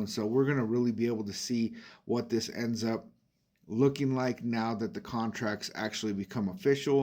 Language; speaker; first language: English; native; English